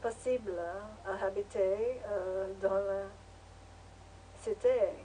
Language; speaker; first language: French; non-native, learner; English